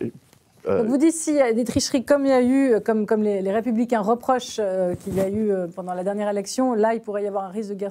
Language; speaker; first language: French; native; French